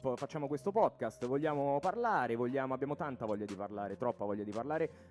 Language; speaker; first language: Italian; native; Italian